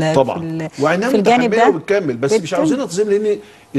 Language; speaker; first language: Arabic; native; Arabic